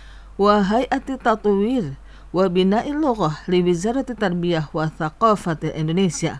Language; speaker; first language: Arabic; non-native, fluent; Indonesian